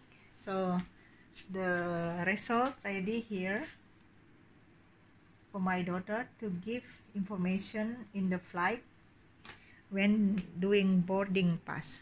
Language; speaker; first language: English; non-native, learner; Indonesian